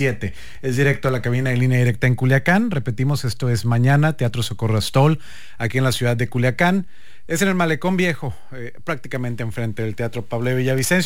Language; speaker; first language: Spanish; native; Spanish